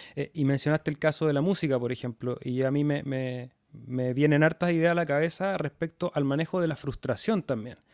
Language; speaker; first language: Spanish; native; Spanish